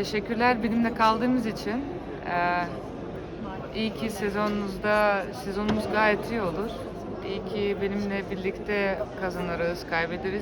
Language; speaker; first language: Turkish; non-native, fluent; Russian